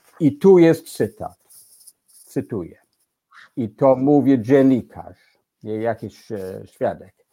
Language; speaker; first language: Polish; non-native, fluent; English